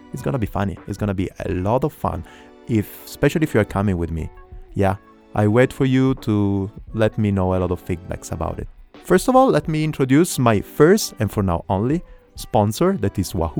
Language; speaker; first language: English; non-native, fluent; Italian